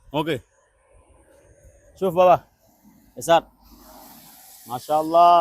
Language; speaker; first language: Arabic; non-native, learner; Malayalam